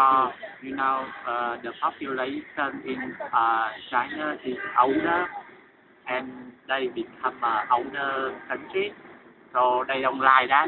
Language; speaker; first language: English; non-native, learner; Vietnamese